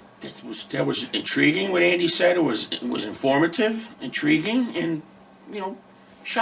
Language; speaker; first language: English; native; English